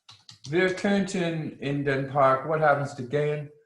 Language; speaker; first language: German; non-native, fluent; English